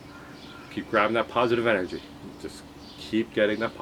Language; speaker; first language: English; native; English